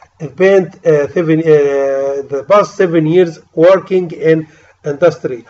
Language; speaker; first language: English; non-native, fluent; Arabic